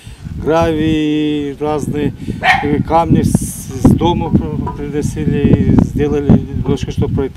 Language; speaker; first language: Russian; non-native, local second language; Gagauz